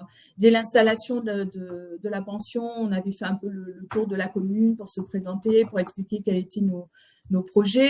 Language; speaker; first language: French; native; French